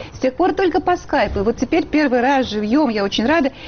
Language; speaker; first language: Russian; native; Russian